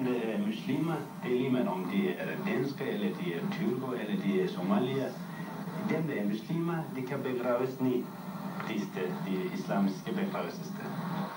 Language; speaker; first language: Danish; non-native, learner; Turkish